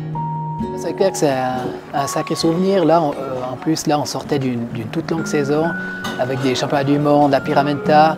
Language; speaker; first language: French; native; French